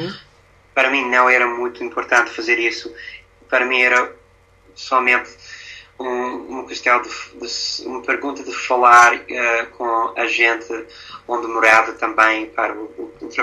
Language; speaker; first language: Portuguese; non-native, fluent; English